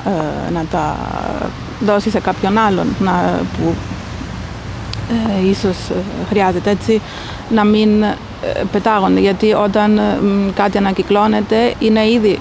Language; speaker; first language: Greek; early bilingual, heritage; Greek